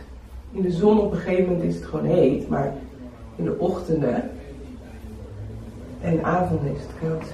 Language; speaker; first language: Dutch; native; Dutch